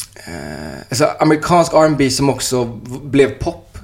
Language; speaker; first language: Swedish; native; Swedish